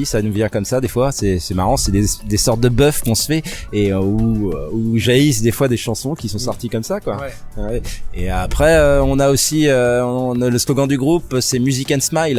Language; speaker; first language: French; native; French